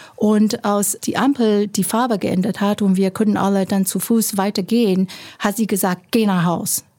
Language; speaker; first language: German; non-native, fluent; Chinese